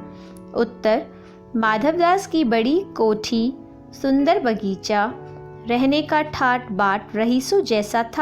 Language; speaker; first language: Hindi; native; Hindi